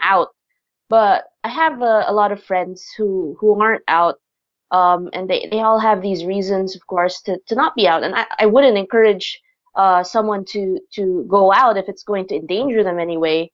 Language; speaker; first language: English; non-native, local second language; Filipino